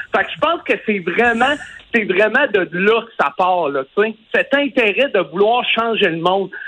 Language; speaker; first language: French; native; French